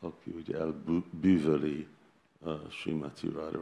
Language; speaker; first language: Hungarian; non-native, learner; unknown